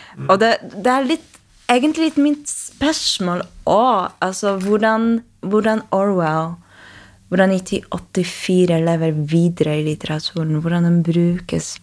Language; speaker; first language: Norwegian; non-native, fluent; Polish